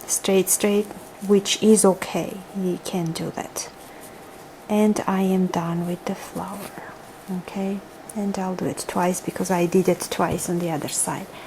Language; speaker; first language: English; non-native, fluent; Georgian